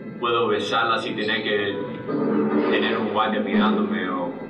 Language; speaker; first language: Spanish; early bilingual, heritage; English